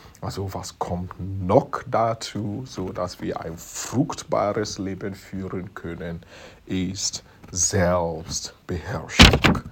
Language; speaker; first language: German; non-native, fluent; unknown